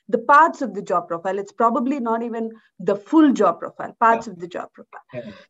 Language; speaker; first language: English; non-native, local second language; Malayalam